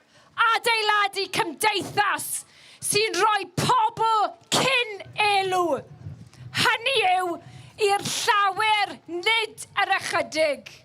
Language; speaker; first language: Welsh; non-native, local second language; English